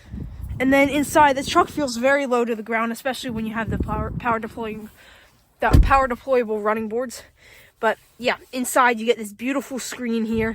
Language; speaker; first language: English; native; English